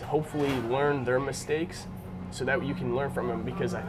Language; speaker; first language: English; native; English